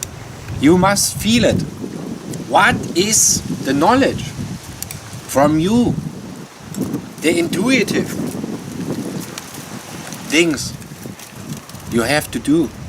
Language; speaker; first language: English; non-native, learner; German